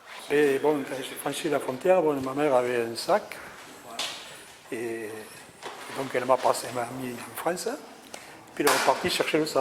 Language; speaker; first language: French; early bilingual, other home language; Catalan